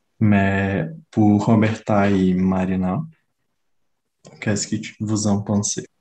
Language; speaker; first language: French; non-native, learner; Portuguese